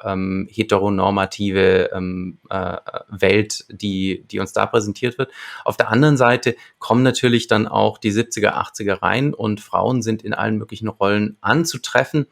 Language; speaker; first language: German; native; German